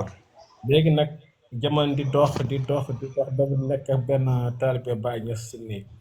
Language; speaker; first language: Wolof; non-native, local second language; Fula